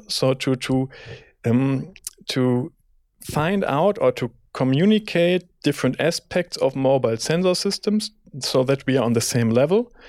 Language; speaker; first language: English; non-native, fluent; German